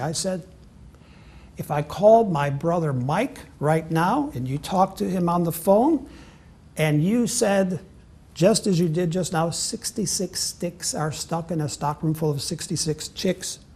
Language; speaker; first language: English; native; English